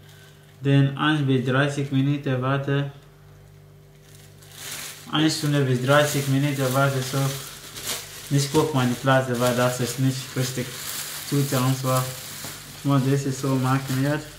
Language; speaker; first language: German; non-native, learner; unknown